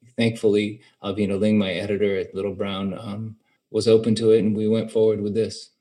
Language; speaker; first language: English; native; English